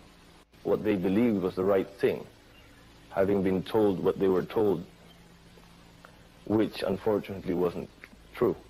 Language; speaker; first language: English; non-native, fluent; Filipino